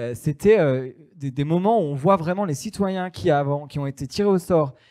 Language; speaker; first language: French; native; French